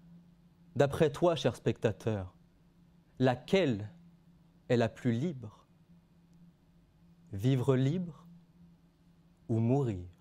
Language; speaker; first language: French; native; French